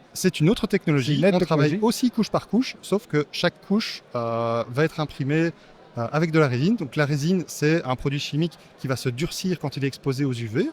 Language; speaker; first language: French; native; French